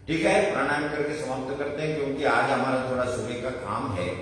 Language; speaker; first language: Hindi; non-native, local second language; Bangla